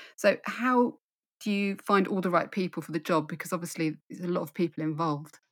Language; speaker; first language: English; native; English